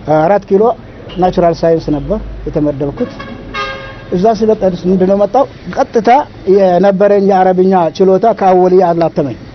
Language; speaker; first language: Amharic; non-native, local second language; Oromo